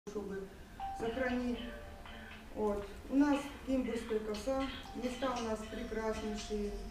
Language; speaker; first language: Russian; non-native, local second language; Ukrainian